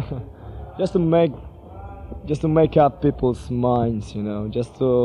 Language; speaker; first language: English; non-native, fluent; Polish